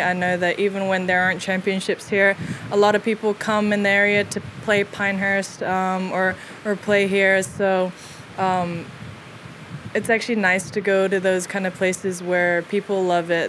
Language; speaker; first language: English; early bilingual, other home language; Korean